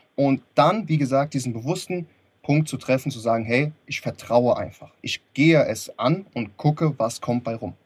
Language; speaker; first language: German; early bilingual, other home language; Lithuanian